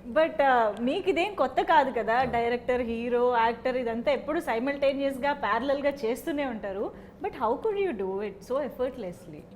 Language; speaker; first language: Telugu; native; Telugu